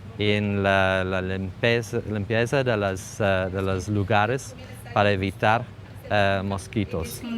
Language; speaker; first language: Spanish; non-native, fluent; English